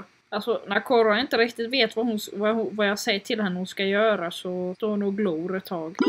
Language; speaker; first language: Swedish; native; Swedish